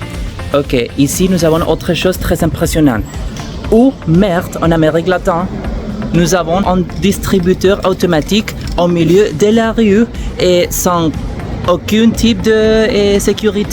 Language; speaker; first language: French; non-native, learner; Spanish